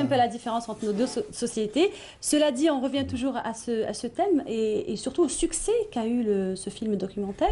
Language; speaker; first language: French; native; French